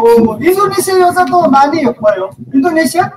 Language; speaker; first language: Korean; non-native, learner; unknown